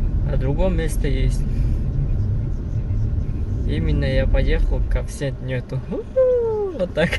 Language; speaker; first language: Russian; non-native, learner; Kyrgyz